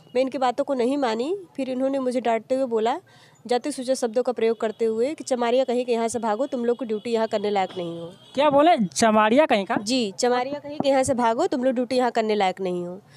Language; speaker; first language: Hindi; native; Hindi